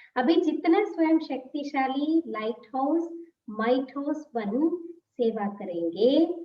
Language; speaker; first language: Hindi; non-native, local second language; Telugu